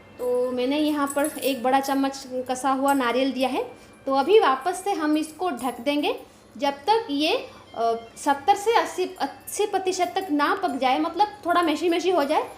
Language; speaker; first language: Hindi; non-native, local second language; Bangla